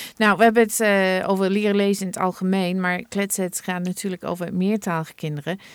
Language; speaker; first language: Dutch; non-native, fluent; English